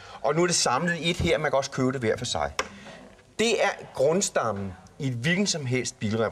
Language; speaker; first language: Danish; native; Danish